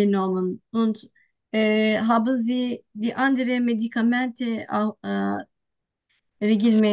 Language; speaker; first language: German; non-native, learner; Turkish